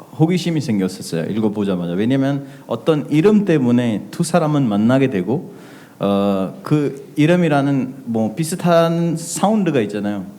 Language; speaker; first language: Korean; non-native, fluent; Hindi